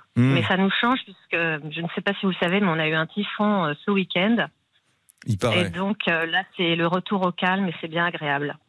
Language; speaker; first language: French; native; French